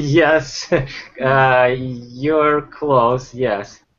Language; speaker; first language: English; non-native, fluent; Ukrainian